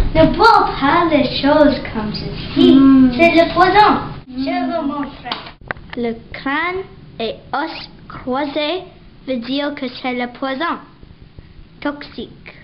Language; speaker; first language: French; non-native, learner; English